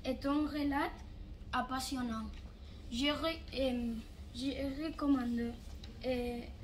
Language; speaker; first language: French; non-native, learner; Catalan